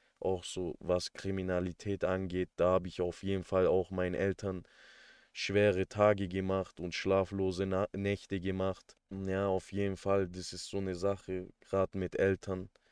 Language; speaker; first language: German; early bilingual, other home language; Turkish